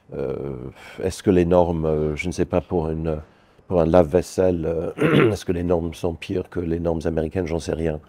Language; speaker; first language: French; non-native, fluent; English